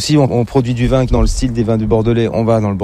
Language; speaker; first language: French; native; French